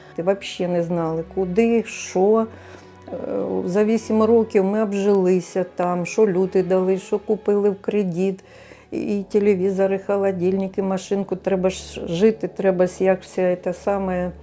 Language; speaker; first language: Ukrainian; non-native, local second language; Russian